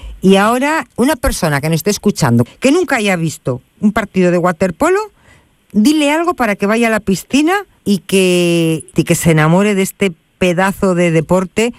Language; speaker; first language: Spanish; native; Spanish